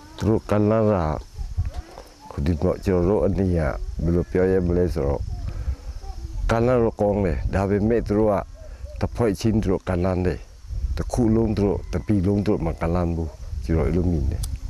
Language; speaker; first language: Burmese; non-native, local second language; Pa'o Karen